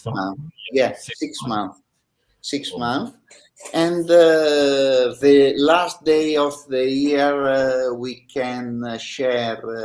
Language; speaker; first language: English; non-native, learner; Italian